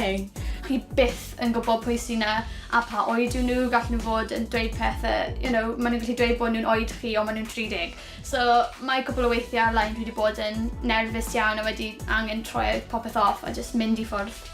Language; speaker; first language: Welsh; native; Welsh